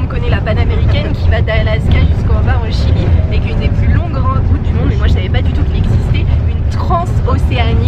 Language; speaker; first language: French; native; French